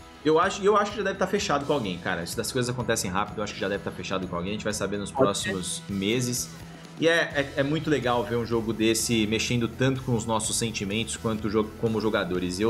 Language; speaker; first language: Portuguese; native; Portuguese